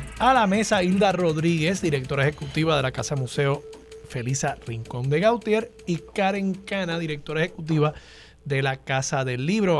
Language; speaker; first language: Spanish; native; Spanish